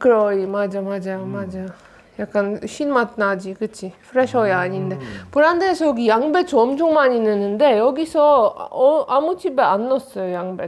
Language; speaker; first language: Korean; non-native, learner; Polish